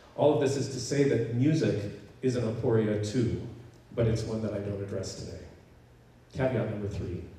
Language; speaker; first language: English; native; English